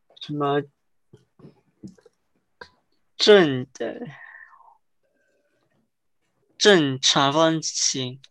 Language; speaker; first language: Chinese; early bilingual, heritage; Chinese